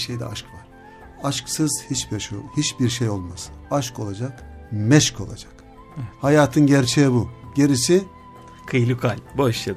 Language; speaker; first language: Turkish; native; Turkish